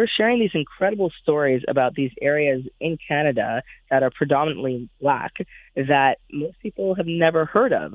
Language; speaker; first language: English; native; English